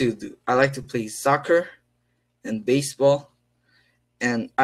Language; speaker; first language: English; non-native, learner; Korean